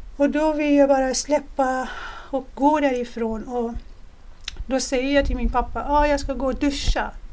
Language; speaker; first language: Swedish; non-native, fluent; Persian